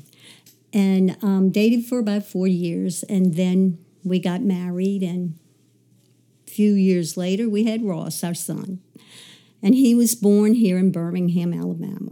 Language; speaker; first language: English; native; English